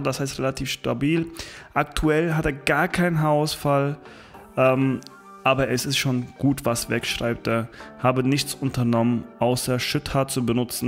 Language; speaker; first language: German; native; German